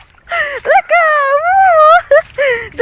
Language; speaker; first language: Dutch; non-native, learner; Filipino